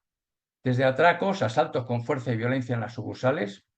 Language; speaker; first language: Spanish; native; Spanish